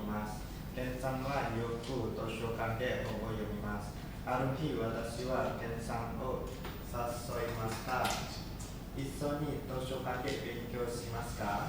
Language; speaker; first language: Japanese; non-native, learner; Indonesian